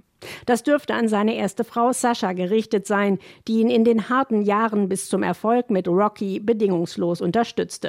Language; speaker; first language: German; native; German